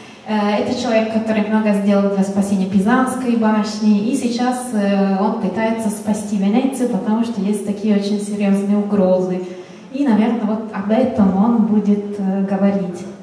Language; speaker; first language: Russian; non-native, fluent; Italian